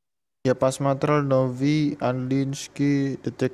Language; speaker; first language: Russian; non-native, learner; Indonesian